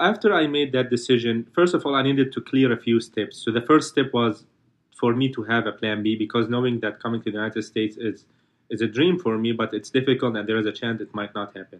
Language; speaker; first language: English; non-native, fluent; Arabic